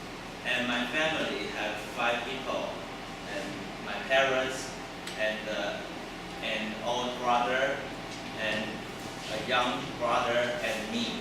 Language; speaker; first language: English; non-native, learner; Chinese